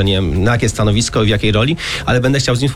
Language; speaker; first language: Polish; native; Polish